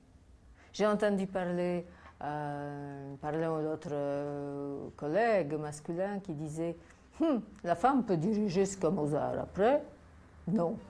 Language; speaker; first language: French; non-native, fluent; Polish